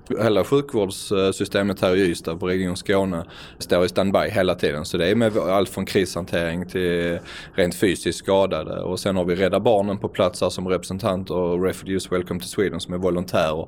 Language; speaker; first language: Swedish; native; Swedish